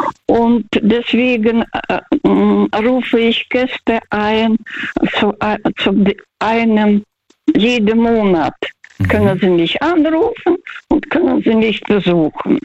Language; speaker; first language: German; non-native, fluent; Russian